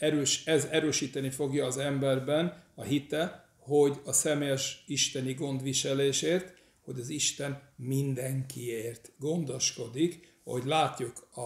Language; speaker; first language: Hungarian; early bilingual, heritage; English